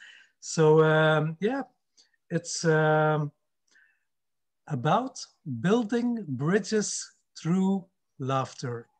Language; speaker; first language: English; non-native, fluent; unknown